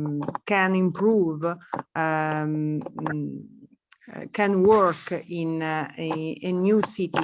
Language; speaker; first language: English; non-native, learner; Italian